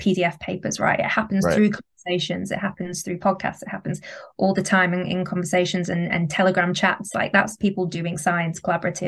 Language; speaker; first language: English; native; English